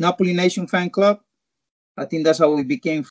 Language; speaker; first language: English; non-native, fluent; Spanish